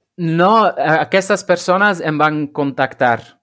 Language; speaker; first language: Catalan; non-native, learner; Dutch